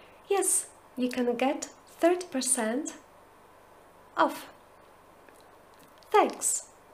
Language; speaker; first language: English; non-native, fluent; Polish